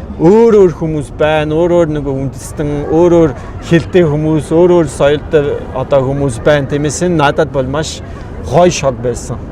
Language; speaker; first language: Mongolian; non-native, fluent; French